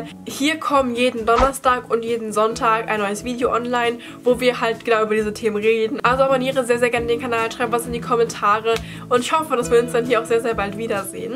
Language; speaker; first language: German; native; German